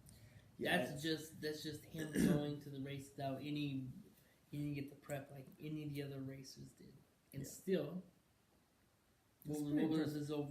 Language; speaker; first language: English; native; English